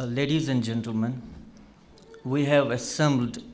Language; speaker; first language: English; non-native, local second language; Urdu